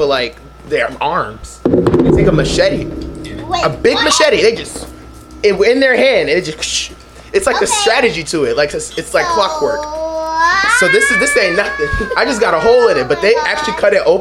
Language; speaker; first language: English; non-native, fluent; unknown